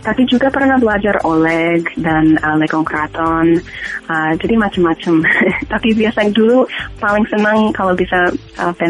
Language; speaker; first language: Indonesian; non-native, fluent; English